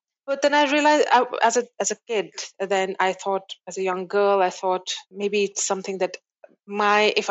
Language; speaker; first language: English; non-native, local second language; Kashmiri